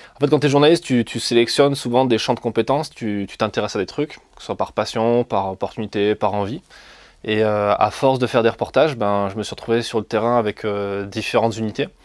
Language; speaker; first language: French; native; French